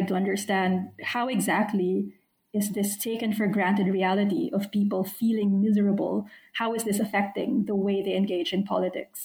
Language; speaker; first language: English; non-native, local second language; Filipino